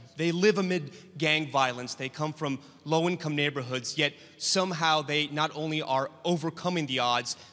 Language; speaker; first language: English; native; English